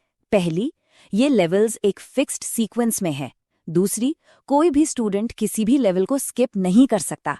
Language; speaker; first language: Hindi; native; Hindi